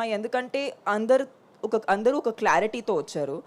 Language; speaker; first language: Telugu; non-native, local second language; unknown